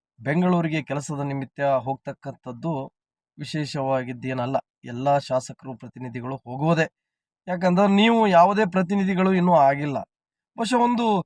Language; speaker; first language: Kannada; native; Kannada